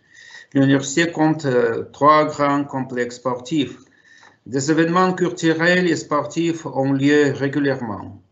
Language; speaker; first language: French; non-native, fluent; Russian